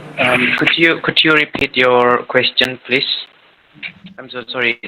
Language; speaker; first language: English; non-native, fluent; Indonesian